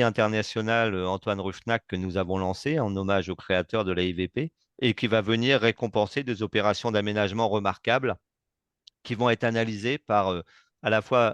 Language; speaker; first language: French; native; French